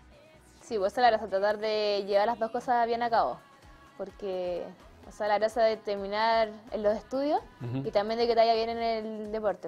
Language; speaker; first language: Spanish; native; Spanish